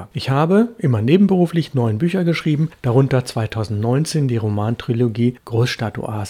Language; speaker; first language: German; native; German